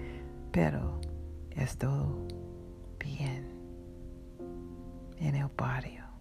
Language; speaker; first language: Spanish; non-native, learner; English